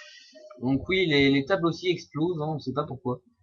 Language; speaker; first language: French; native; French